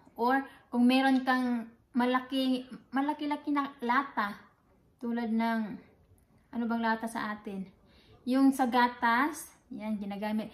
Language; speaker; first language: Filipino; non-native, local second language; Cebuano